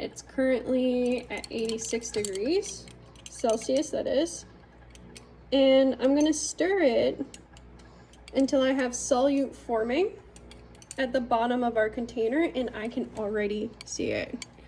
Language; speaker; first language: English; native; English